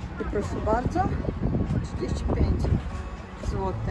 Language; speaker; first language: Polish; non-native, learner; Russian